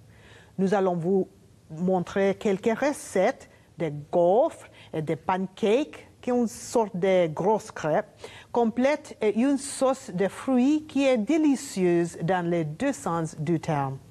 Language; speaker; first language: French; non-native, learner; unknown